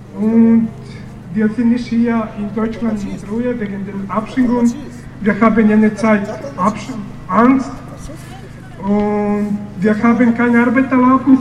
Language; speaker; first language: German; non-native, learner; Serbian